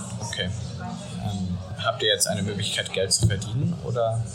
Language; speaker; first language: German; native; German